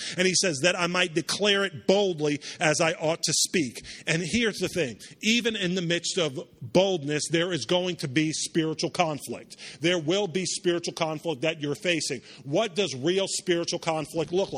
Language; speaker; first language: English; native; English